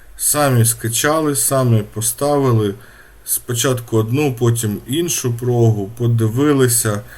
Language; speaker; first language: Ukrainian; non-native, local second language; Russian